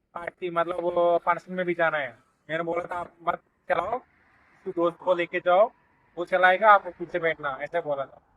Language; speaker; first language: Hindi; non-native, local second language; Telugu